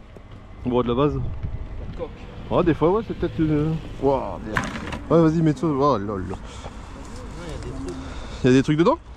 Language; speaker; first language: French; native; French